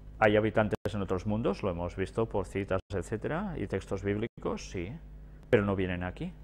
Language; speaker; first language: Spanish; native; Spanish